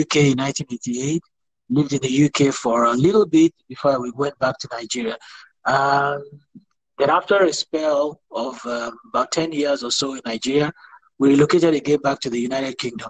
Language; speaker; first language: English; non-native, local second language; Yoruba